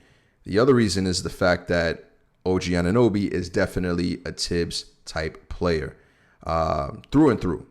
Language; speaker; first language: English; native; English